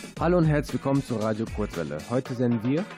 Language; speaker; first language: German; native; German